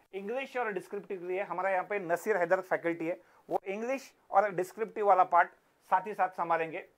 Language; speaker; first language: Hindi; non-native, local second language; Marathi